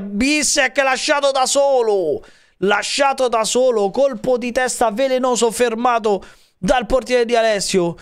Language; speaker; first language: Italian; native; Italian